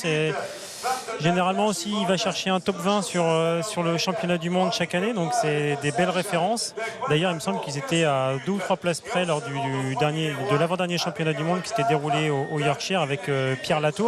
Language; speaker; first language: French; native; French